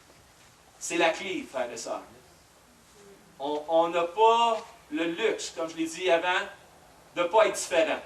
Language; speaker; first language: French; native; French